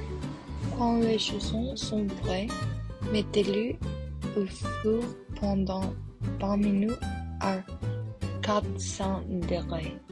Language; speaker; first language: French; non-native, learner; English